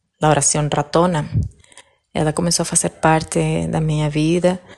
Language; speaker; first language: Portuguese; non-native, fluent; Spanish